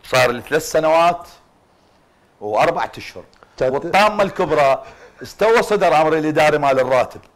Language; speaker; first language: Arabic; native; Arabic